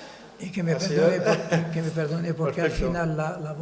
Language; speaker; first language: Spanish; non-native, fluent; Arabic